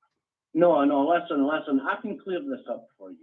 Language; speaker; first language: English; native; English